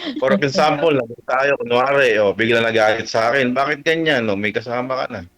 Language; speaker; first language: Filipino; native; Filipino